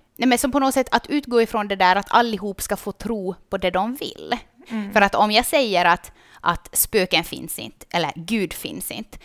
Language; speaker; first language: Swedish; native; Swedish